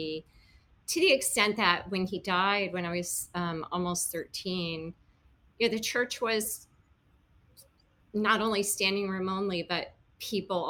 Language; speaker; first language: English; native; English